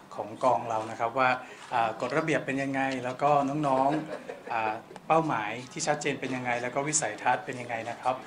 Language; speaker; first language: Thai; native; Thai